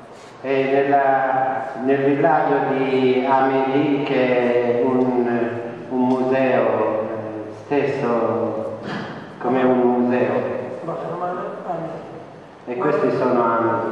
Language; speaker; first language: Italian; non-native, fluent; Central Kurdish